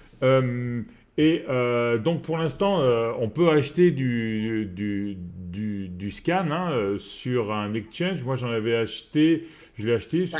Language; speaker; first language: French; native; French